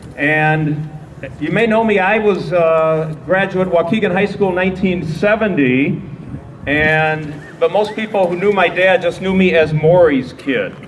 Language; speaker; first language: English; native; English